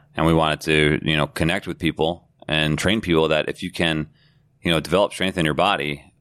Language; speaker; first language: English; native; English